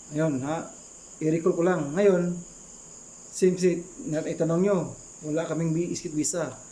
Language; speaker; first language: Filipino; non-native, local second language; Cebuano